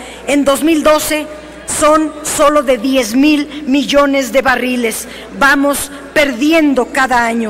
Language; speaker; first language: Spanish; native; Spanish